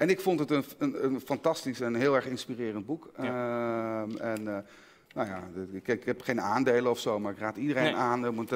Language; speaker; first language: Dutch; native; Dutch